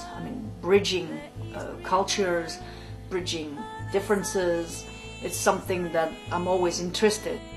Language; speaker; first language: English; non-native, fluent; French